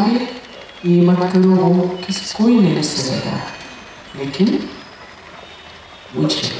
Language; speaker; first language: Hindi; native; Hindi